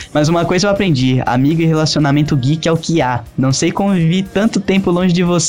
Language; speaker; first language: Portuguese; native; Portuguese